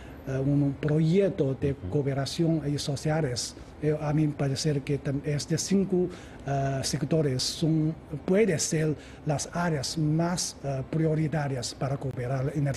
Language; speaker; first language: Spanish; non-native, fluent; Chinese